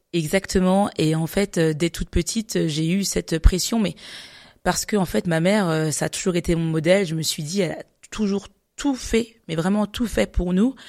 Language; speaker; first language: French; native; French